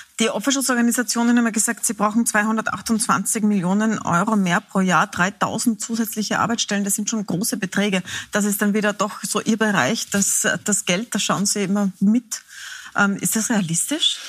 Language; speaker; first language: German; native; German